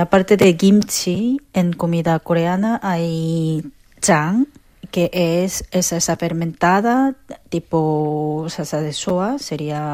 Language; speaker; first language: Spanish; non-native, fluent; Korean